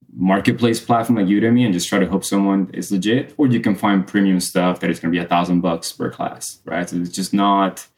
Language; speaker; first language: English; early bilingual, other home language; Spanish